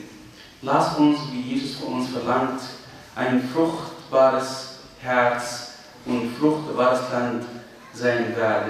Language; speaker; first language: German; non-native, fluent; Arabic